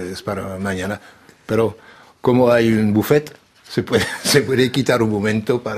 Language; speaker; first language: Spanish; non-native, learner; French